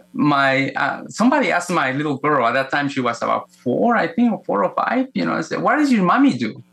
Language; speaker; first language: English; non-native, fluent; Spanish